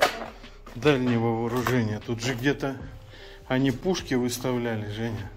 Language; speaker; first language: Russian; native; Russian